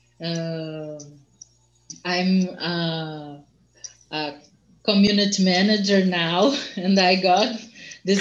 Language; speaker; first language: English; non-native, learner; Portuguese